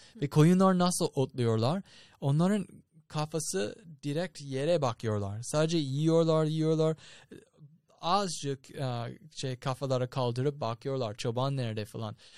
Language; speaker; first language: Turkish; non-native, fluent; English